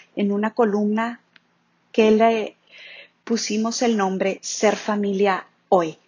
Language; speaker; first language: Spanish; native; Spanish